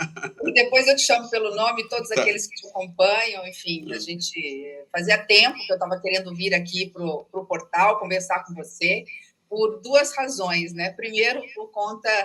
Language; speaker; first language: Portuguese; native; Portuguese